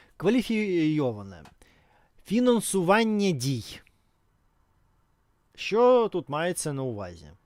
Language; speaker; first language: Ukrainian; non-native, local second language; Russian